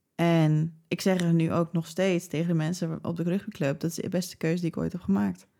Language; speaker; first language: Dutch; early bilingual, other home language; English